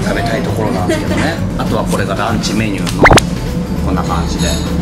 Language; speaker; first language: Japanese; native; Japanese